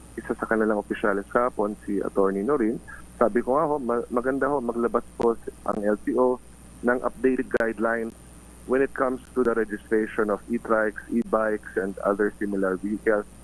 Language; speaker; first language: Filipino; native; Filipino